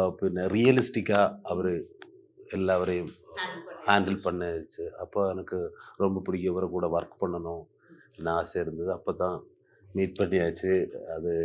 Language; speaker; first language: Tamil; non-native, learner; Malayalam